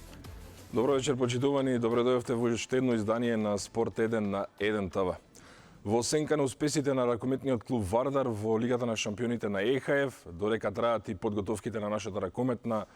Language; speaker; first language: Macedonian; native; Macedonian